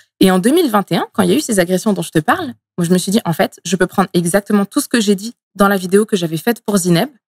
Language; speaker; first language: French; early bilingual, other home language; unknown